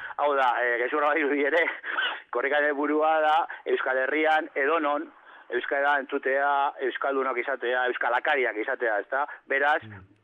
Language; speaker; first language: Basque; non-native, local second language; Spanish